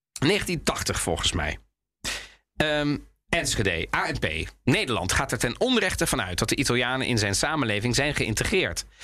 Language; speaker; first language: Dutch; early bilingual, other home language; Italian